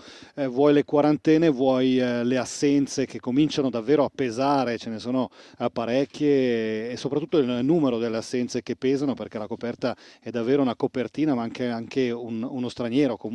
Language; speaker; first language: Italian; native; Italian